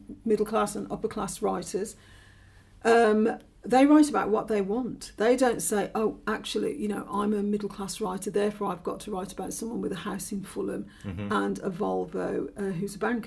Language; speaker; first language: English; native; English